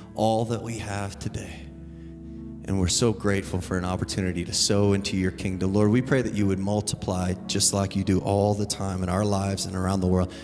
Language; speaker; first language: English; native; English